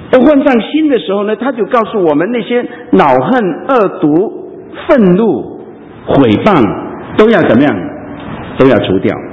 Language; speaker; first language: Chinese; non-native, local second language; Cantonese